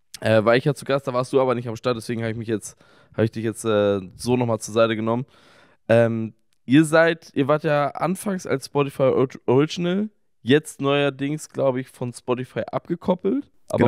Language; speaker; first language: German; native; German